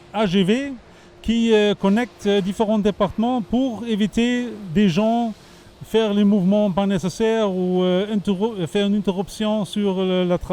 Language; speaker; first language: French; non-native, fluent; German